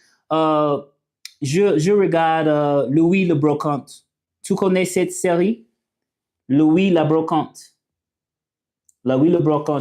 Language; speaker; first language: French; non-native, learner; English